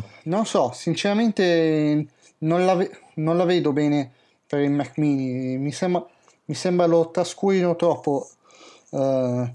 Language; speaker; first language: Italian; native; Italian